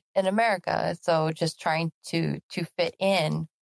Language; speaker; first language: English; native; English